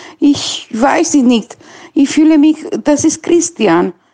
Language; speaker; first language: German; non-native, learner; Romanian